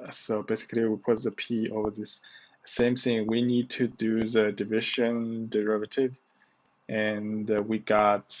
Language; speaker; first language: English; non-native, learner; Chinese